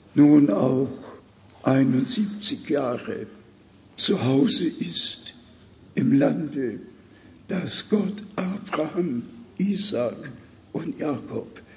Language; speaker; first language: German; native; German